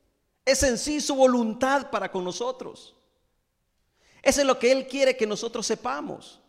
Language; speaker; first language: Spanish; native; Spanish